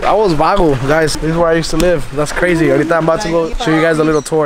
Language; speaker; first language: English; early bilingual, other home language; Spanish